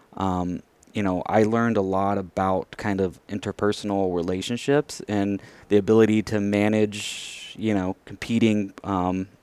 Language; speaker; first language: English; native; English